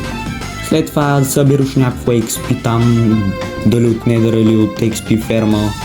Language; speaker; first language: Bulgarian; native; Bulgarian